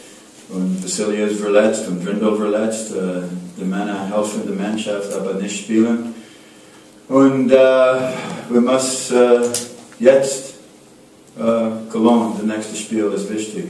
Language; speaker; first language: German; non-native, learner; English